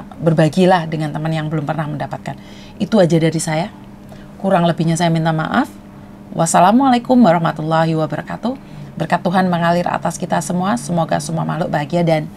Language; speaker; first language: Indonesian; non-native, local second language; Madurese